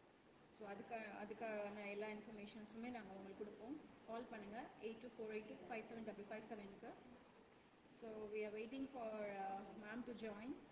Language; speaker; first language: Tamil; native; Tamil